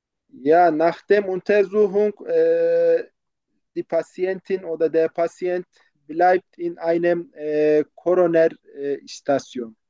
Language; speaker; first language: German; non-native, learner; Turkish